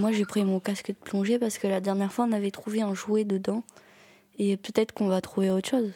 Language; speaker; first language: French; native; French